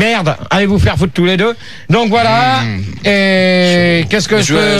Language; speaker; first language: French; native; French